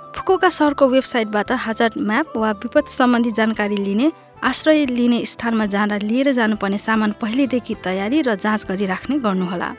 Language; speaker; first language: Nepali; native; Nepali